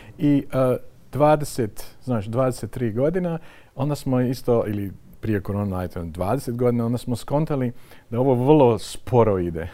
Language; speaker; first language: Croatian; non-native, fluent; Dutch